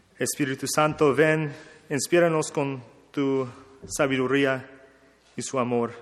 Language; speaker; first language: Spanish; non-native, learner; English